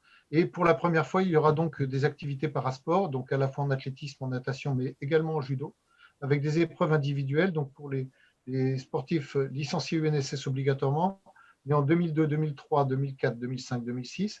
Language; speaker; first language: French; native; French